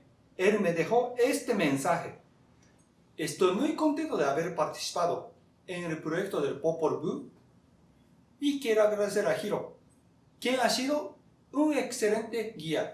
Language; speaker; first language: Spanish; non-native, fluent; Japanese